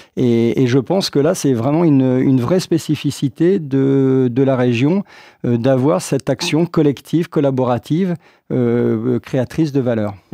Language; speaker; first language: French; native; French